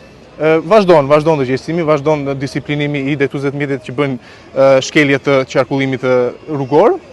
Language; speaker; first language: Albanian; native; Albanian